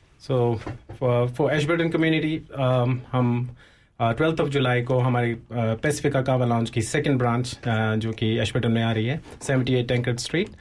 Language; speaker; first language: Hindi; native; Hindi